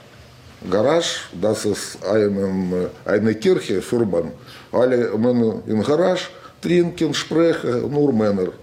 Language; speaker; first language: German; non-native, learner; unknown